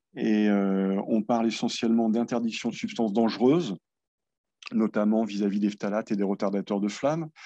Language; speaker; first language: French; native; French